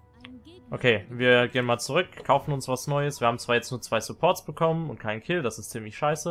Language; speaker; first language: German; native; German